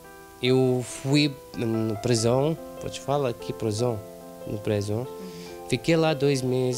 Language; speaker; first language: Portuguese; non-native, learner; Arabic